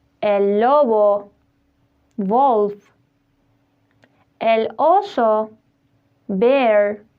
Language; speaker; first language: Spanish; non-native, fluent; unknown